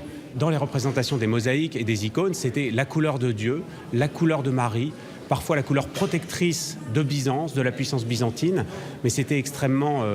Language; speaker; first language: French; native; French